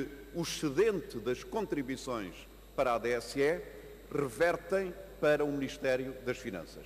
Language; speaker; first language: Portuguese; native; Portuguese